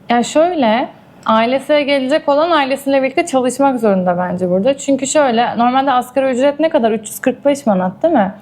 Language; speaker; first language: Turkish; native; Turkish